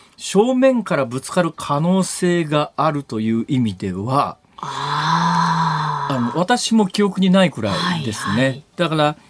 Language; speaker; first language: Japanese; native; Japanese